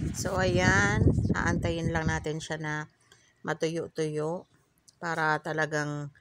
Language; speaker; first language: Filipino; native; Filipino